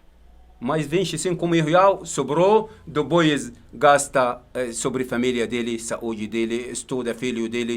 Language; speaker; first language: Portuguese; non-native, learner; Arabic